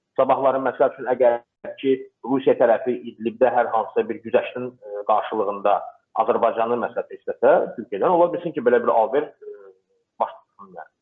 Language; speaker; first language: Azerbaijani; non-native, local second language; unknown